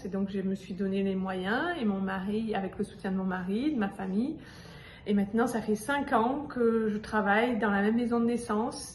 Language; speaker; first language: French; native; French